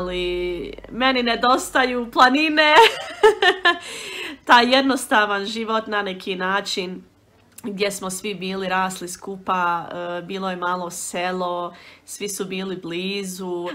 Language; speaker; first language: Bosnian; early bilingual, heritage; Bosnian